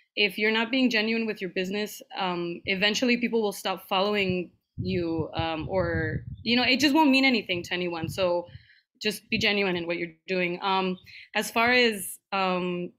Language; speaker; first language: English; native; English